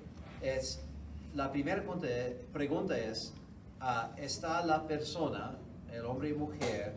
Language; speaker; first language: Spanish; non-native, fluent; English